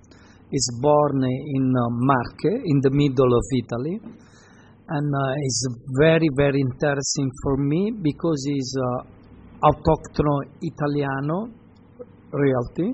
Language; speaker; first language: English; non-native, learner; Italian